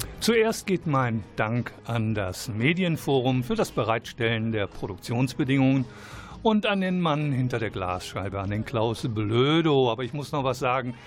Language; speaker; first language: German; native; German